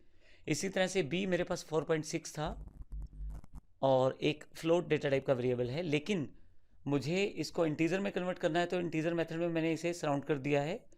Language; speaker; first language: Hindi; native; Hindi